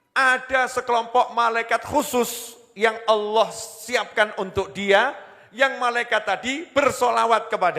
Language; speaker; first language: Indonesian; native; Indonesian